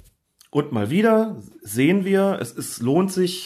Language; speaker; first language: German; native; German